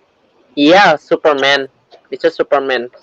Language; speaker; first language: English; non-native, learner; Bangla